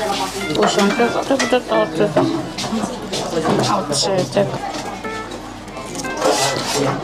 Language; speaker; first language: Chinese; non-native, learner; Korean